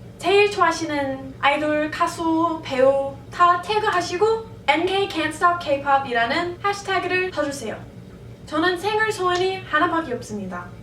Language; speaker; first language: Korean; non-native, fluent; English